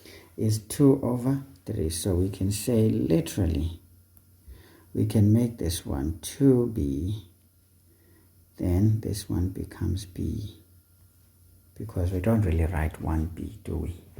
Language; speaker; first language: English; non-native, local second language; Xhosa